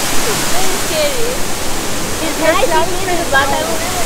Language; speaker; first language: English; non-native, fluent; Romanian